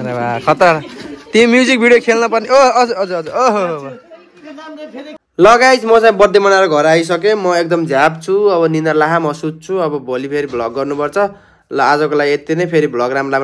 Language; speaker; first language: Nepali; native; Nepali